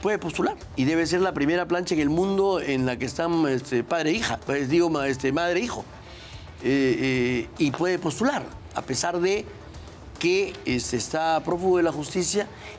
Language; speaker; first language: Spanish; native; Spanish